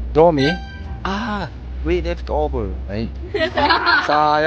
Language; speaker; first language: English; non-native, learner; Japanese